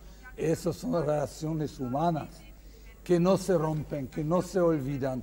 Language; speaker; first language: Spanish; non-native, fluent; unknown